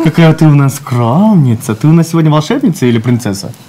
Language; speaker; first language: Russian; non-native, local second language; Kyrgyz